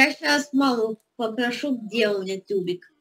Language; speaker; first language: Russian; early bilingual, heritage; Russian